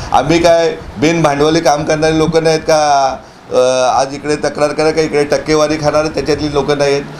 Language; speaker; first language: Marathi; native; Marathi